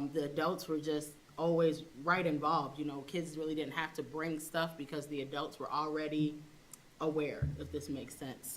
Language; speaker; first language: English; native; English